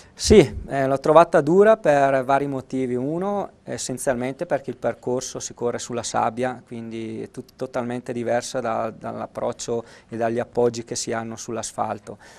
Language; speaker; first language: Italian; early bilingual, other home language; Arabic